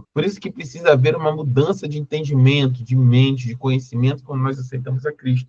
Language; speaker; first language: Portuguese; native; Portuguese